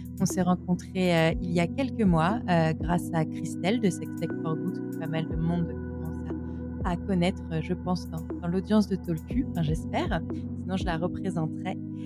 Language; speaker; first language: French; native; French